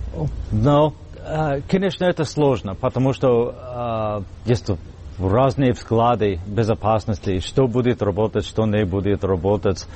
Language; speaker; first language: Russian; non-native, fluent; English